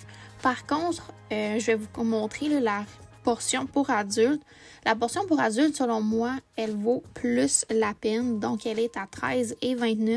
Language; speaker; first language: French; native; French